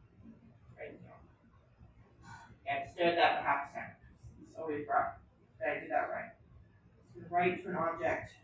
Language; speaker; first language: English; native; English